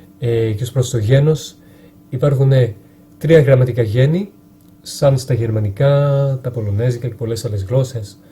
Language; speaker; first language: Greek; non-native, fluent; French